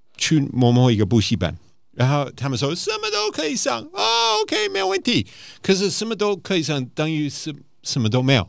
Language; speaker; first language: Chinese; non-native, fluent; English